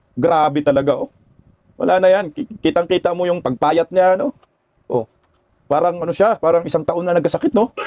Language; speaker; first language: Filipino; non-native, local second language; Cebuano